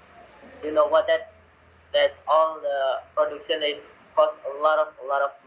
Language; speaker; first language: English; non-native, learner; Indonesian